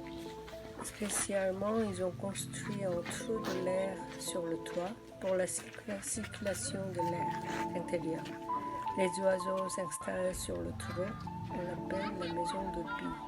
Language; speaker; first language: French; non-native, learner; Korean